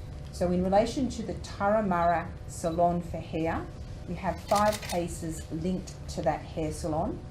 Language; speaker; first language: English; native; English